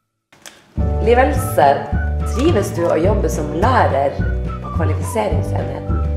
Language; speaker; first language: Norwegian; native; Norwegian